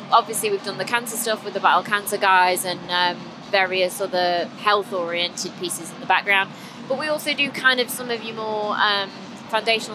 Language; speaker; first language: English; native; English